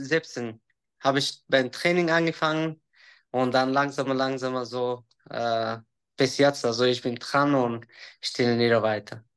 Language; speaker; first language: German; non-native, learner; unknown